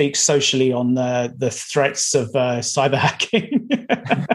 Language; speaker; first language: English; native; English